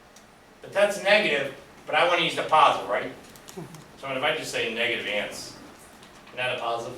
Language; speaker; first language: English; native; English